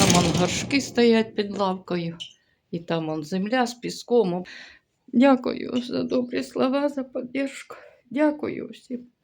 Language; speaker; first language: Ukrainian; native; Ukrainian